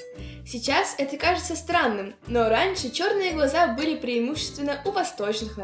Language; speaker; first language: Russian; native; Russian